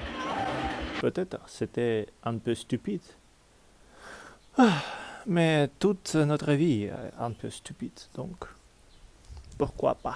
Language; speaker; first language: French; non-native, learner; Russian